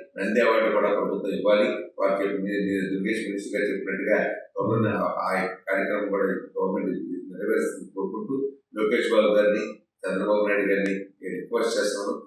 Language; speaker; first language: Telugu; native; Telugu